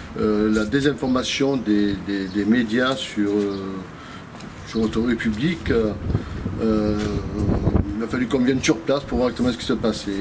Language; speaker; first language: French; native; French